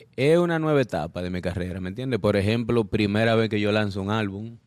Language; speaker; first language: Spanish; native; Spanish